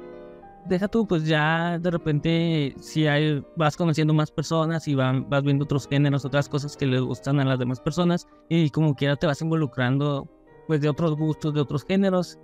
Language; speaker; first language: Spanish; native; Spanish